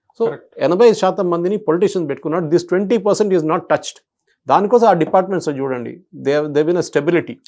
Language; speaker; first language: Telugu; non-native, local second language; Malayalam